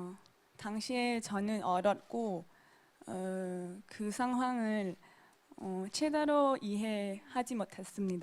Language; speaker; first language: Korean; non-native, local second language; Thai